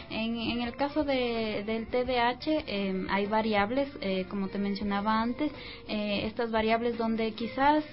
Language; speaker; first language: Spanish; native; Spanish